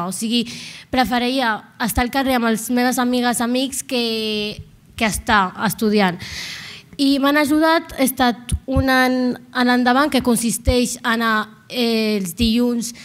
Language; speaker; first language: Catalan; non-native, local second language; Arabic